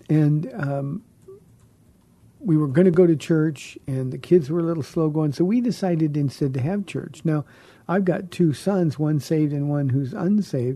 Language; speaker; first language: English; native; English